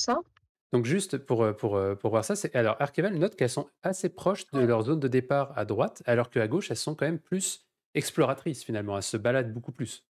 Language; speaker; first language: French; native; French